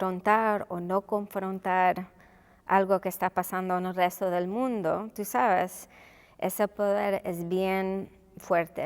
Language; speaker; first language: Spanish; non-native, local second language; English